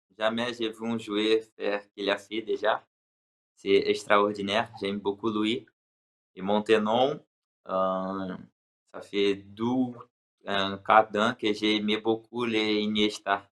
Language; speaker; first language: French; non-native, learner; Portuguese